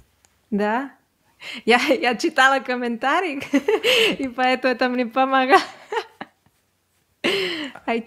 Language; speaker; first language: Russian; non-native, learner; Catalan